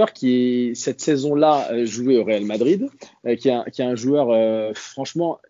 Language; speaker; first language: French; native; French